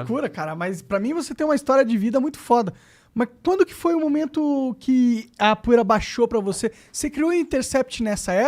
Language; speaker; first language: Portuguese; native; Portuguese